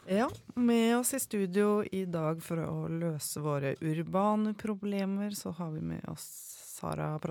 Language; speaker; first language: Norwegian; native; Norwegian